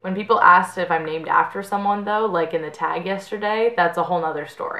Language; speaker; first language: English; native; English